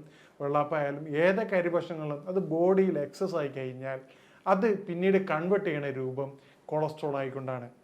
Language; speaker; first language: Malayalam; native; Malayalam